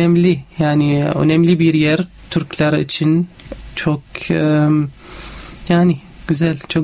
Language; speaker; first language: Turkish; non-native, learner; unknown